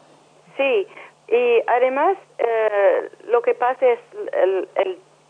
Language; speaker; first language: Spanish; non-native, learner; English